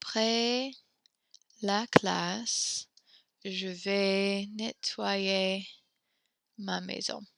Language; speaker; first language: French; non-native, fluent; English